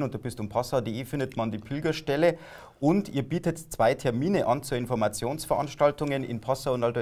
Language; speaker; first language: German; native; German